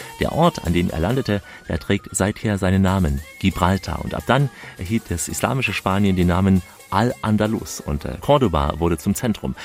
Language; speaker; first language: German; native; German